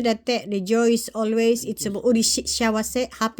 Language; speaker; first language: Japanese; non-native, learner; Filipino